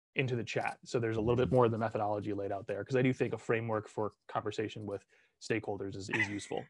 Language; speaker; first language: English; early bilingual, other home language; Italian